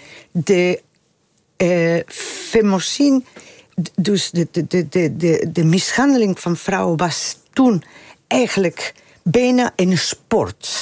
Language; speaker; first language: Dutch; non-native, fluent; Spanish